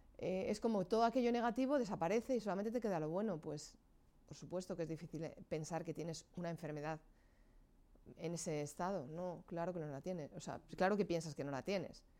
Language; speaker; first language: Spanish; non-native, fluent; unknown